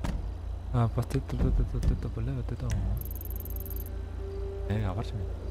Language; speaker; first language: Russian; non-native, learner; Kara-Kalpak